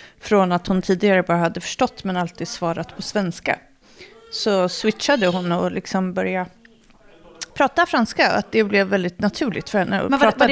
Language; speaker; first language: Swedish; native; Swedish